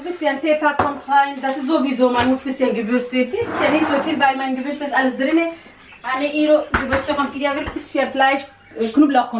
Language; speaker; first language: German; non-native, learner; Central Kurdish